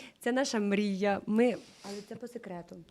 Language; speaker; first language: Ukrainian; native; Ukrainian